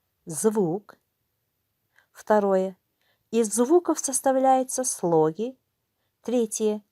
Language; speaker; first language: Russian; non-native, local second language; Kyrgyz